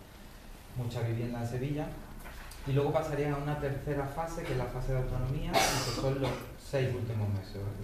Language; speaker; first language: Spanish; native; Spanish